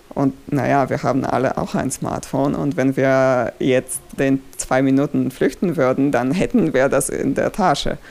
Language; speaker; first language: German; non-native, fluent; Polish